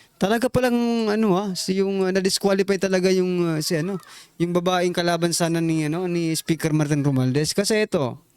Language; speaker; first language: Filipino; native; Filipino